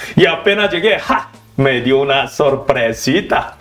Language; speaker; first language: Spanish; non-native, learner; Korean